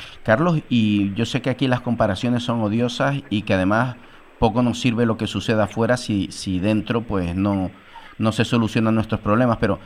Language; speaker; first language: Spanish; native; Spanish